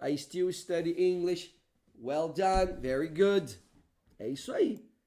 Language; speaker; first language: English; non-native, fluent; Portuguese